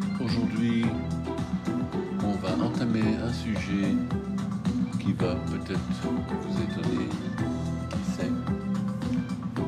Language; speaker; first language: French; non-native, fluent; English